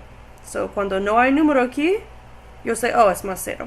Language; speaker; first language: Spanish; non-native, learner; English